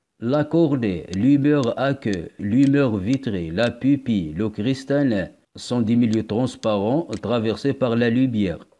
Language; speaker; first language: French; non-native, local second language; Arabic